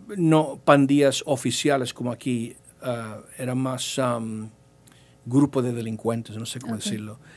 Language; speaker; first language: Spanish; early bilingual, heritage; English